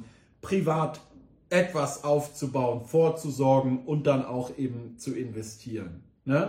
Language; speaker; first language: German; native; German